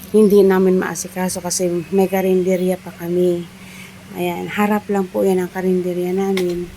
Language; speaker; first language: Filipino; non-native, local second language; Iloko